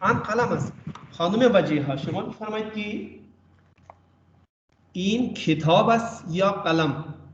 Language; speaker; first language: Persian; non-native, fluent; Urdu